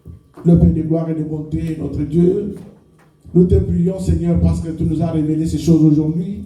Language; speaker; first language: French; non-native, local second language; Lingala